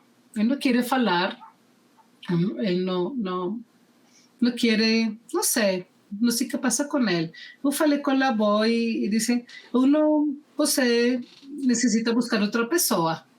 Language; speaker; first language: Portuguese; non-native, fluent; Spanish